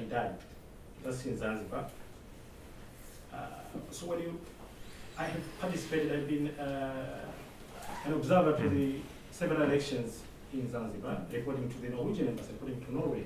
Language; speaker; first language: English; non-native, local second language; Swahili